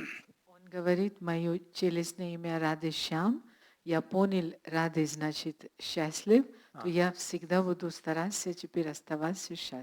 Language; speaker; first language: Russian; non-native, learner; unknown